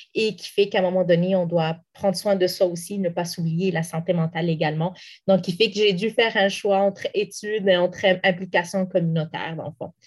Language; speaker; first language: French; non-native, local second language; Arabic